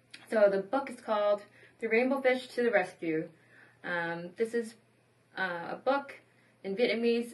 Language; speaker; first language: English; early bilingual, other home language; Vietnamese